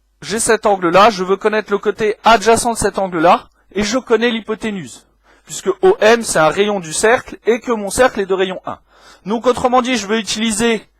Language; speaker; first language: French; native; French